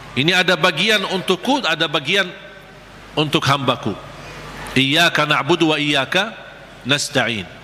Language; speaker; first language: Malay; non-native, fluent; Arabic